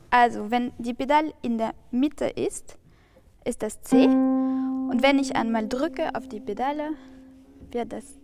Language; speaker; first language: German; non-native, fluent; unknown